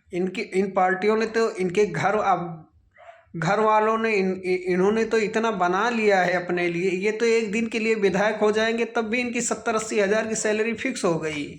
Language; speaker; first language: Hindi; native; Hindi